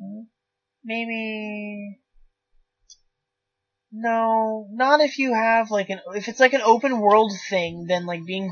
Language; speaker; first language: English; native; English